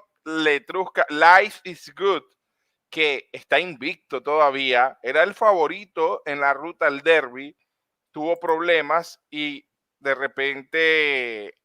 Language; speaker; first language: Spanish; native; Spanish